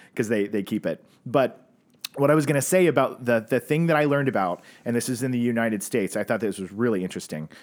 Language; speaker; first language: English; native; English